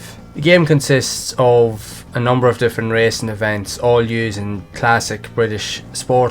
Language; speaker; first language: English; native; English